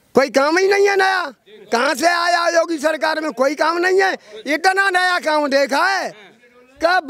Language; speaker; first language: Hindi; native; Hindi